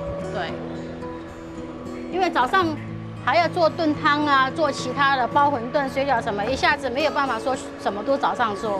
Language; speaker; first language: Chinese; native; Chinese